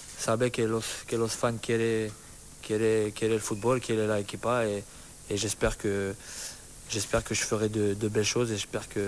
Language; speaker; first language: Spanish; non-native, learner; French